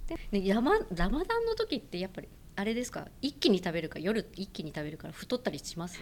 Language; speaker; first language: Japanese; native; Japanese